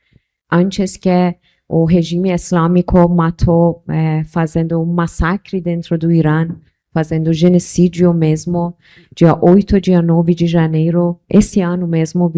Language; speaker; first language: Portuguese; non-native, local second language; Persian